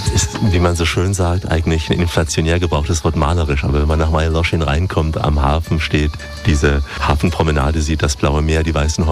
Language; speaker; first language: German; native; German